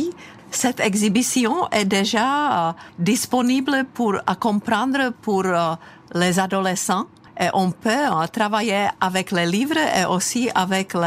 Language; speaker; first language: French; non-native, fluent; Czech